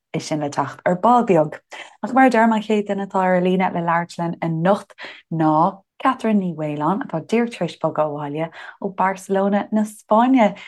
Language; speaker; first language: Irish; non-native, local second language; English